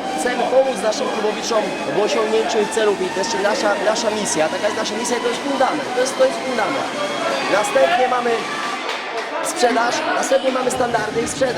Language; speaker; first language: Polish; native; Polish